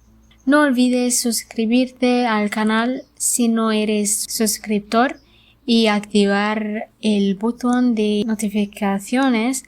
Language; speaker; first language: Spanish; non-native, learner; Arabic